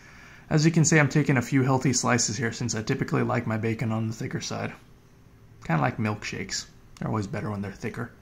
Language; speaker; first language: English; native; English